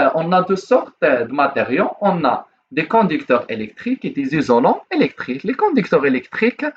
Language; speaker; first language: French; non-native, local second language; Arabic